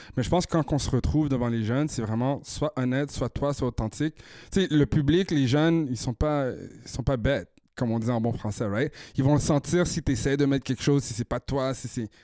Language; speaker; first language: French; native; French